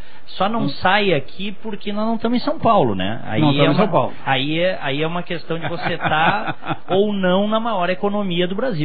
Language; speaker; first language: Portuguese; native; Portuguese